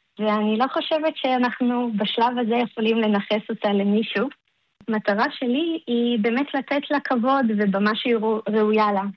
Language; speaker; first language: Hebrew; early bilingual, other home language; Russian